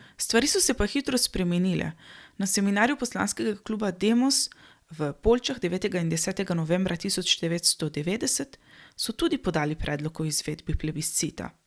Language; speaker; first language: Slovenian; native; Slovenian